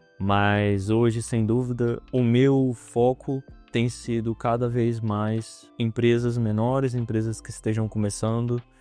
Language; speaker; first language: Portuguese; native; Portuguese